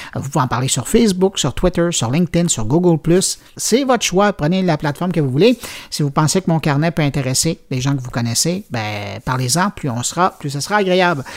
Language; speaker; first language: French; native; French